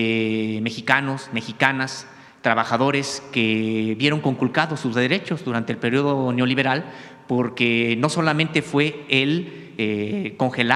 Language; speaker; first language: Spanish; native; Spanish